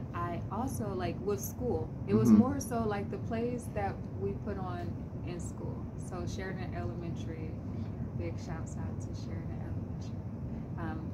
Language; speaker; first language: English; native; English